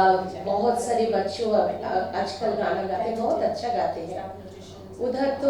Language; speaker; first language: Hindi; non-native, local second language; Bangla